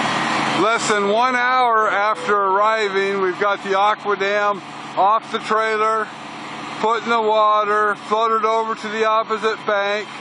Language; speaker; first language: English; native; English